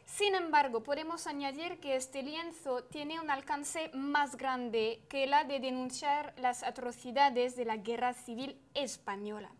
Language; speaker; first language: Spanish; non-native, fluent; French